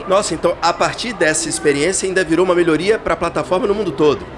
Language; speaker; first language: Portuguese; native; Portuguese